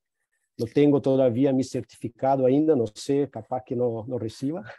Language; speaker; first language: Spanish; non-native, fluent; Portuguese